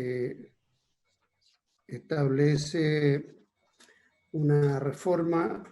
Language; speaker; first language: Spanish; native; Spanish